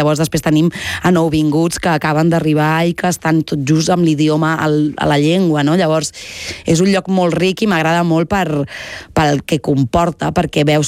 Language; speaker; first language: Catalan; native; Catalan